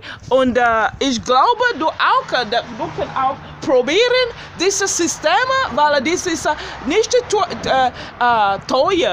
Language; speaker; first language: German; non-native, learner; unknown